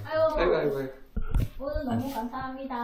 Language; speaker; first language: Korean; non-native, learner; Vietnamese